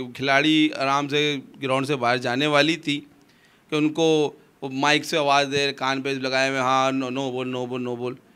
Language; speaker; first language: Urdu; non-native, local second language; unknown